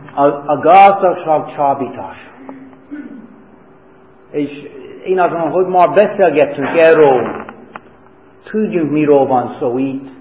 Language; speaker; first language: Hungarian; non-native, learner; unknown